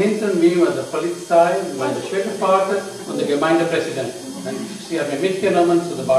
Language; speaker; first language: German; non-native, learner; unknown